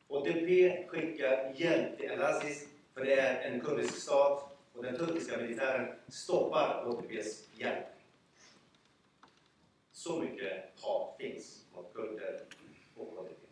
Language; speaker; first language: Swedish; early bilingual, other home language; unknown